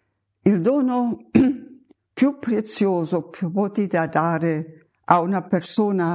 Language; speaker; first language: Italian; non-native, fluent; German